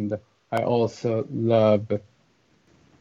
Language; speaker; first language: English; non-native, fluent; Swedish